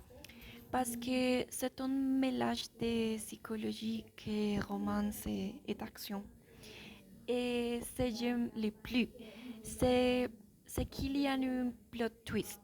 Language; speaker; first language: French; non-native, learner; Spanish